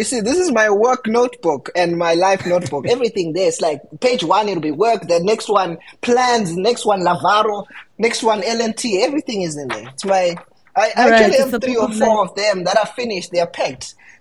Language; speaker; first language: English; non-native, local second language; Shona